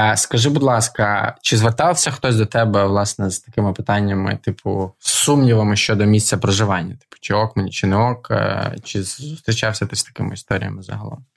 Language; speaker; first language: Ukrainian; non-native, local second language; Russian